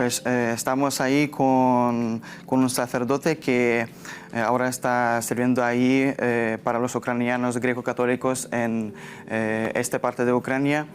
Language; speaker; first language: Spanish; non-native, learner; Ukrainian